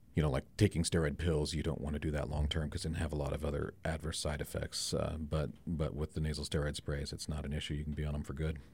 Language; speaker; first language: English; native; English